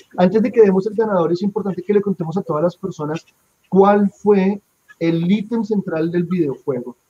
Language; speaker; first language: Spanish; native; Spanish